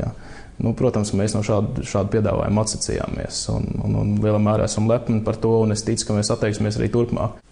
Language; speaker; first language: Latvian; native; Latvian